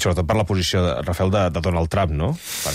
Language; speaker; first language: Catalan; native; Catalan